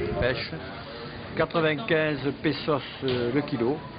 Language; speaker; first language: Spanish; non-native, learner; French